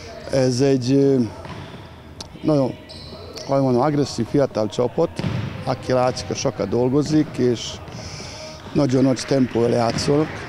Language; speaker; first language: Hungarian; non-native, fluent; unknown